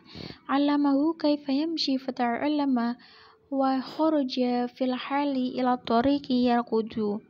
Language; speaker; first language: Arabic; non-native, learner; Indonesian